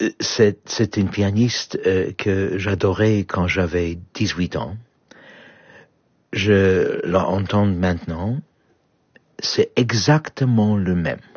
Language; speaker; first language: French; non-native, fluent; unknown